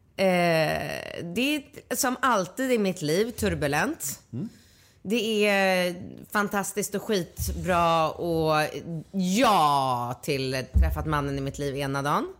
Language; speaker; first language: Swedish; native; Swedish